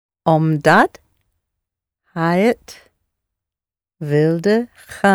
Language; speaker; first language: Dutch; non-native, learner; English